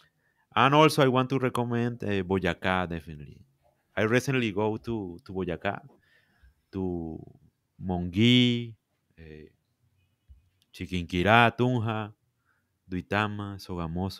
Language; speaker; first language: English; non-native, learner; Spanish